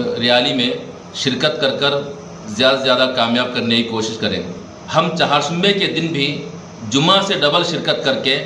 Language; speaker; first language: Urdu; native; Urdu